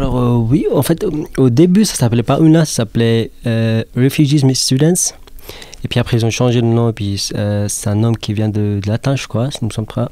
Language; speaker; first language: French; non-native, fluent; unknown